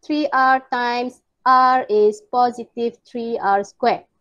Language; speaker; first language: English; non-native, local second language; Malay